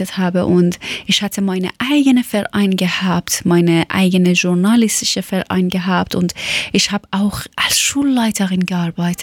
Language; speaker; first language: German; non-native, learner; Persian